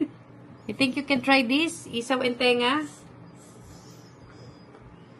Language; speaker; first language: English; non-native, local second language; Filipino